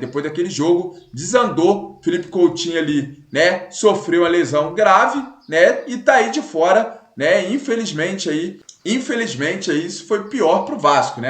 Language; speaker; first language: Portuguese; native; Portuguese